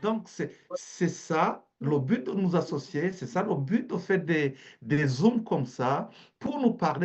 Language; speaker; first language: French; native; French